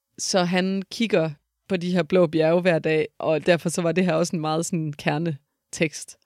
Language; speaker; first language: Danish; native; Danish